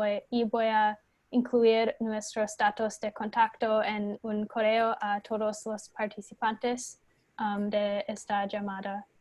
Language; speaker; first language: Spanish; non-native, fluent; English